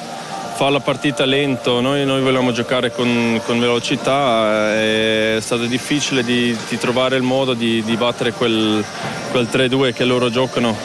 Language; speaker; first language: Italian; non-native, fluent; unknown